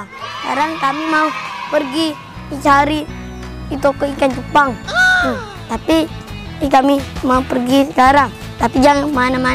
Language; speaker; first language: Indonesian; non-native, learner; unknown